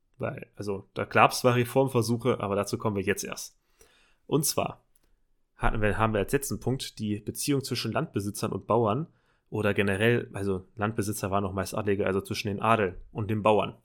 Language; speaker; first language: German; native; German